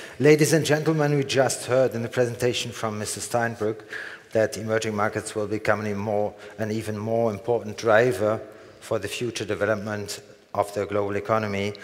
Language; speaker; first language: English; non-native, fluent; German